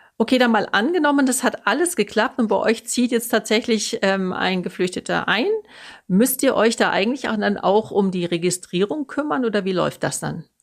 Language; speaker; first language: German; native; German